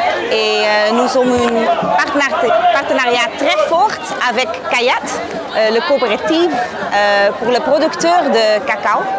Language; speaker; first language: French; non-native, learner; Dutch